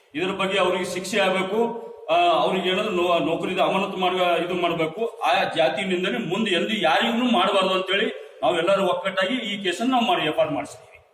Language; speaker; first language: Kannada; non-native, local second language; Lambadi